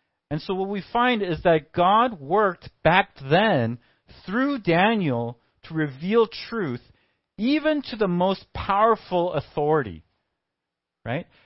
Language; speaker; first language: English; native; English